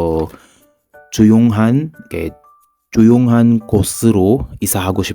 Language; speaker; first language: Korean; non-native, fluent; Filipino